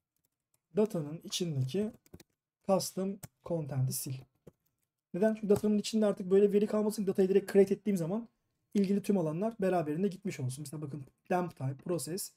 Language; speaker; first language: Turkish; native; Turkish